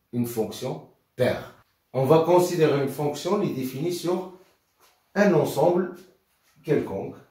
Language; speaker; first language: French; non-native, local second language; Arabic